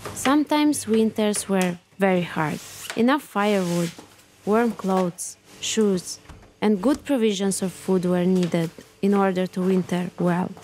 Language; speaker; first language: English; non-native, fluent; Romanian